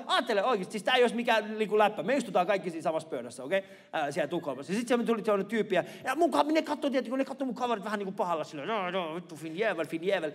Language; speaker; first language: Finnish; early bilingual, other home language; Persian